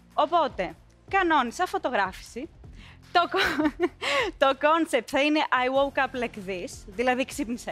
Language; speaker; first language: Greek; native; Greek